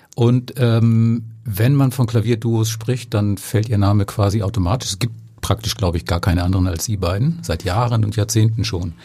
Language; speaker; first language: German; native; German